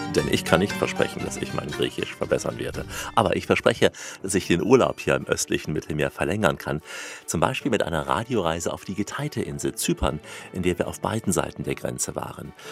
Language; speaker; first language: German; native; German